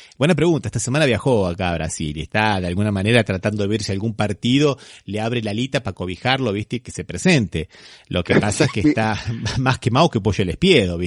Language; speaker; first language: Spanish; native; Spanish